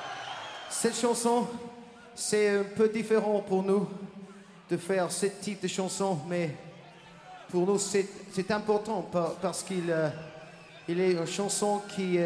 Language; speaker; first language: French; non-native, learner; English